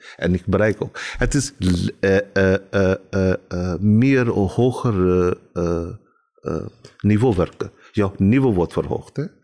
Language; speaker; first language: Dutch; non-native, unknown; Urdu